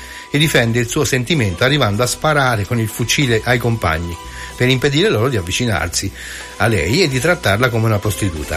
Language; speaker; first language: Italian; native; Italian